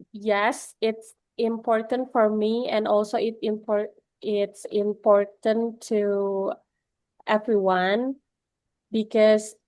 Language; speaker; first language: English; non-native, learner; Indonesian